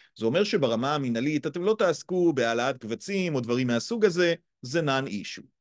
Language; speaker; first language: Hebrew; native; Hebrew